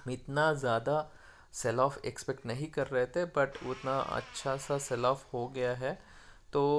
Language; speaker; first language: Hindi; non-native, local second language; Kannada